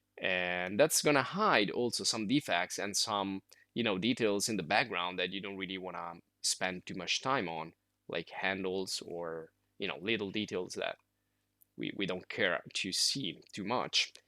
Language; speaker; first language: English; non-native, fluent; Italian